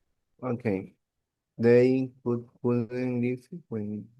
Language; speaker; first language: English; non-native, learner; Spanish